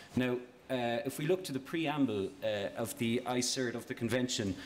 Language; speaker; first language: English; native; English